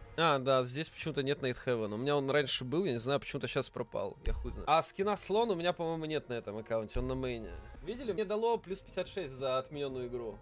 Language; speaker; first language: Russian; native; Russian